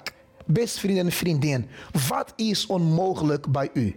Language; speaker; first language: Dutch; non-native, fluent; Portuguese